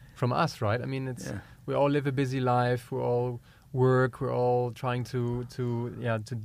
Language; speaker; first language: English; non-native, fluent; German